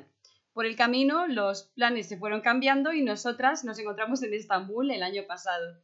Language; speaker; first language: Spanish; native; Spanish